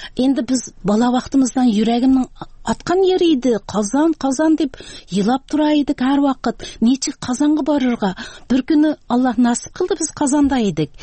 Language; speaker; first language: Tatar; early bilingual, heritage; Tatar